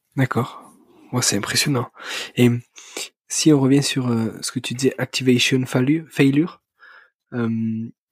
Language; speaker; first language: French; native; French